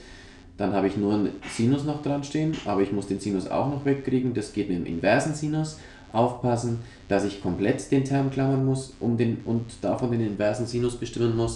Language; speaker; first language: German; native; German